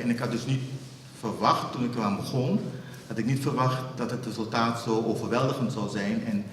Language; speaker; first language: Dutch; native; Dutch